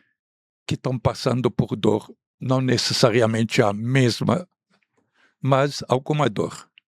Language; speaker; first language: Portuguese; non-native, fluent; Arabic